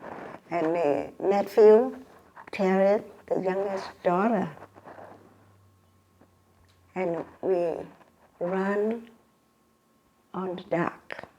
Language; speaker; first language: English; non-native, learner; Vietnamese